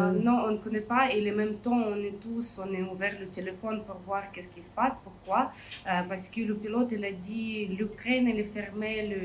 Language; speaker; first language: French; non-native, learner; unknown